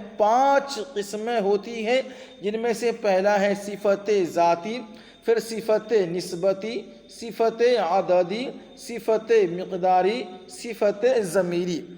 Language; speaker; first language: Urdu; native; Urdu